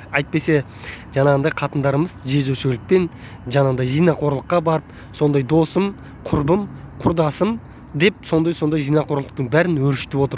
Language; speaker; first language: Kazakh; native; Kazakh